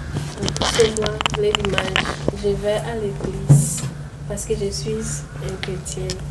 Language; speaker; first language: French; non-native, learner; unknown